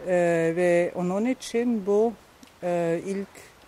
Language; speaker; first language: Turkish; non-native, learner; Dutch